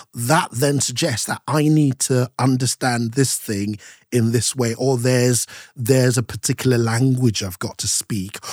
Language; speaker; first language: English; non-native, local second language; Yoruba